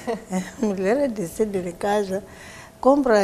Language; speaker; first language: Portuguese; non-native, local second language; Tsonga